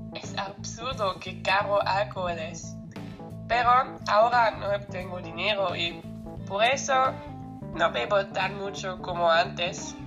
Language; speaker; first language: Spanish; non-native, learner; German